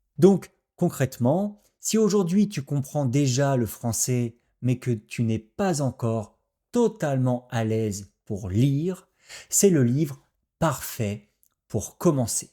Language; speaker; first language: French; native; French